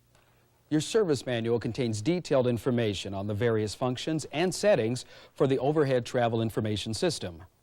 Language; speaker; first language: English; native; English